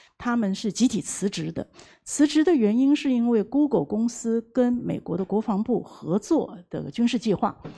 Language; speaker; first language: Chinese; native; Chinese